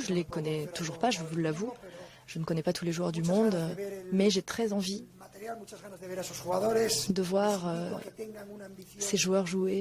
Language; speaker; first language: French; native; French